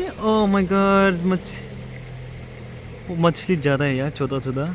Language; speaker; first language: Hindi; non-native, local second language; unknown